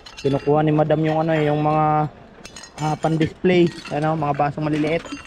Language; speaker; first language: Filipino; native; Filipino